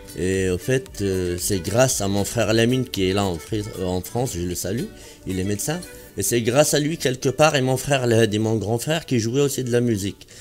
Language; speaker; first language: French; non-native, local second language; Arabic